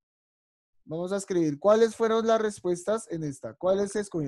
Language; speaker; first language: Spanish; native; Spanish